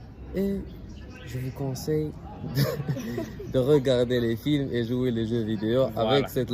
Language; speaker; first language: French; non-native, local second language; Arabic